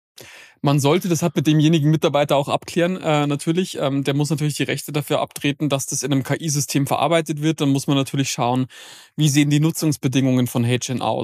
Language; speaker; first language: German; native; German